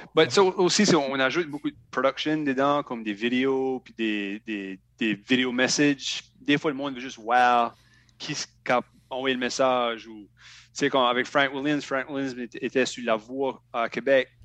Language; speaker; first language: French; native; French